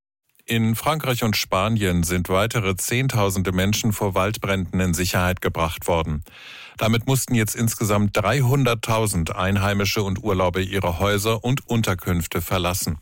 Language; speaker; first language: German; native; German